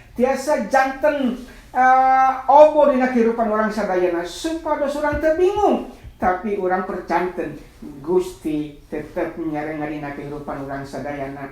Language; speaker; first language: Sundanese; non-native, local second language; Nias